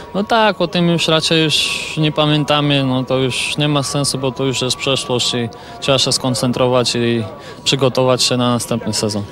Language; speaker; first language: Polish; non-native, fluent; Georgian